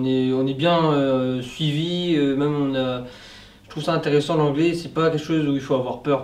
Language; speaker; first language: French; native; French